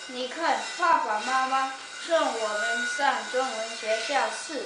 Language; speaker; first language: Chinese; early bilingual, heritage; Chinese